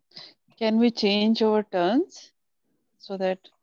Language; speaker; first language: English; non-native, learner; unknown